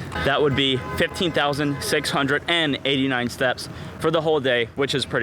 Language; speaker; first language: English; native; English